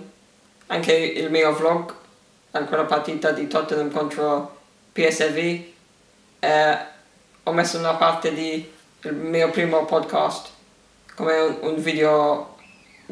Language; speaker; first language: Italian; early bilingual, heritage; English